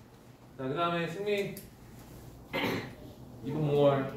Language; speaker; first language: Korean; native; Korean